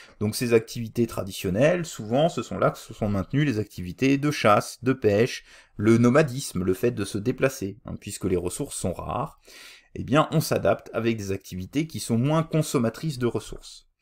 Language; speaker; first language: French; native; French